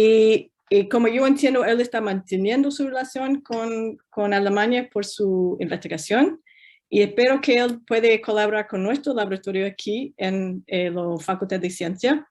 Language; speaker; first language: Spanish; non-native, fluent; English